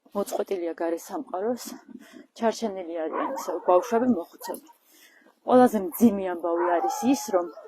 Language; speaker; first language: Georgian; native; Georgian